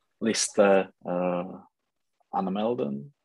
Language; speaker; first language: German; non-native, learner; Czech